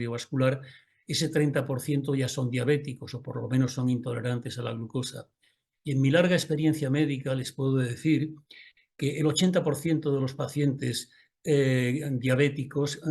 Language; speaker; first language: Spanish; native; Spanish